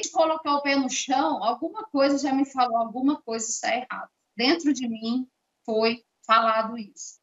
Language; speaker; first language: Portuguese; native; Portuguese